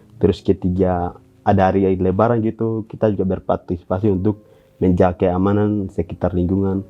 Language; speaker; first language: Indonesian; non-native, local second language; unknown